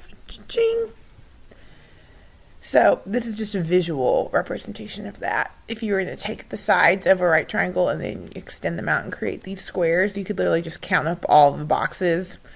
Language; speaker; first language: English; native; English